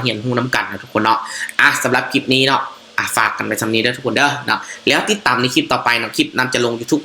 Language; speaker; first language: Thai; non-native, local second language; Northeastern Thai